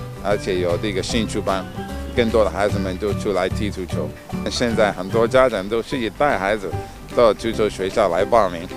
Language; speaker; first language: Chinese; non-native, fluent; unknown